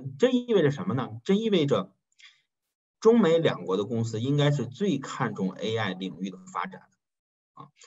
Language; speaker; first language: Chinese; native; Chinese